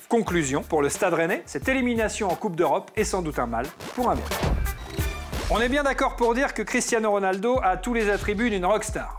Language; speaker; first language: French; native; French